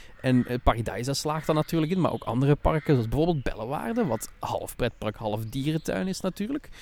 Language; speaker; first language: Dutch; native; Dutch